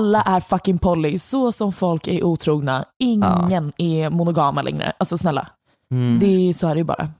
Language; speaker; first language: Swedish; native; Swedish